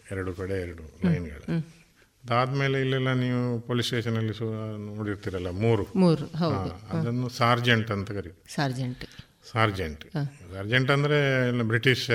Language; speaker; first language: Kannada; native; Kannada